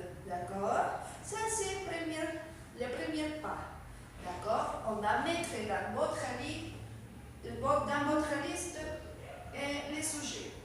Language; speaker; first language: French; non-native, fluent; Spanish